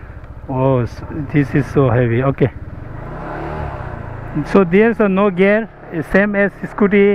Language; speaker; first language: English; non-native, learner; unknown